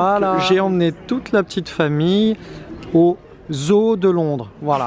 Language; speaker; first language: French; native; French